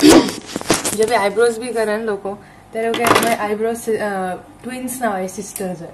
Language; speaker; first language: English; non-native, local second language; Gujarati